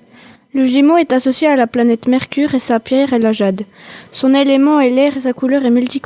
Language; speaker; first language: French; native; French